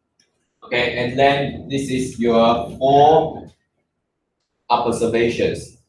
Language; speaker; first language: English; non-native, learner; Chinese